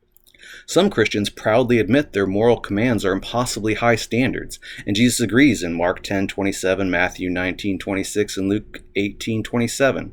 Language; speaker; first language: English; native; English